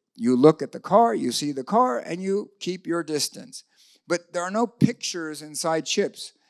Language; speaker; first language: English; native; English